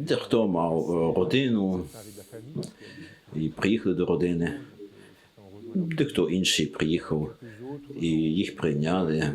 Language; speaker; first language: Ukrainian; non-native, learner; French